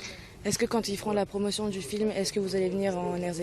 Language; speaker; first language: French; non-native, fluent; Serbian